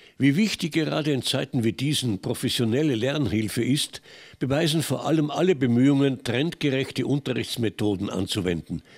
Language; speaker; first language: German; native; German